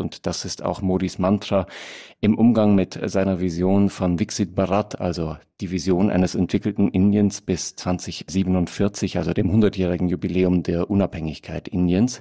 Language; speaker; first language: German; native; German